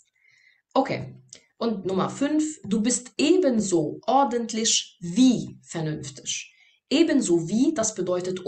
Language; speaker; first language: German; non-native, fluent; Arabic